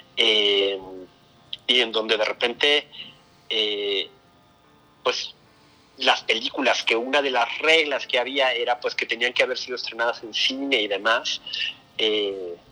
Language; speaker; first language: Spanish; native; Spanish